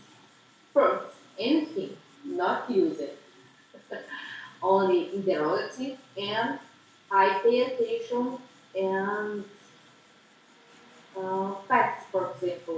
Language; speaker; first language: English; non-native, learner; Portuguese